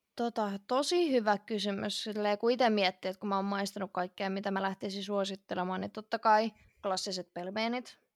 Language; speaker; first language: Finnish; early bilingual, other home language; Russian